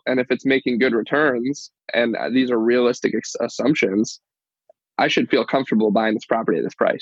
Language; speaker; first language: English; native; English